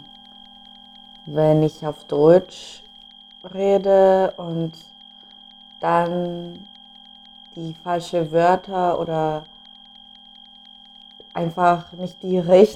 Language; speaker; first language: German; non-native, fluent; English